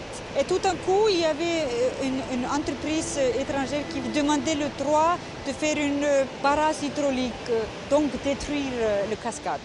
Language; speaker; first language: French; non-native, fluent; Icelandic